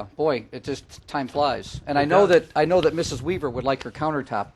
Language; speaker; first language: English; native; English